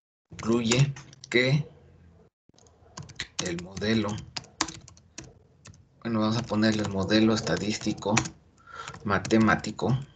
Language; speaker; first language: Spanish; native; Spanish